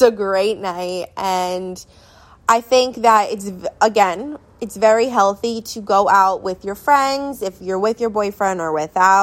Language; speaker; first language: English; native; English